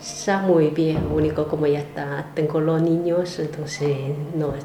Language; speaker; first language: Spanish; non-native, learner; Chinese